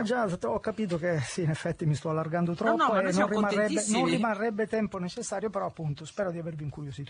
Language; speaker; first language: Italian; native; Italian